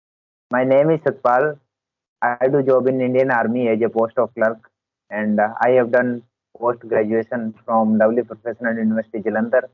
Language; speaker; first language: English; non-native, learner; Hindi